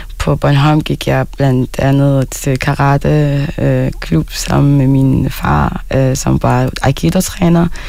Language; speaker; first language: Danish; non-native, fluent; Arabic